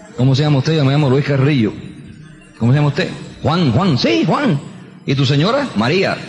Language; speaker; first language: Spanish; early bilingual, heritage; Spanish